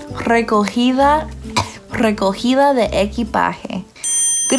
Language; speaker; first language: Spanish; early bilingual, heritage; English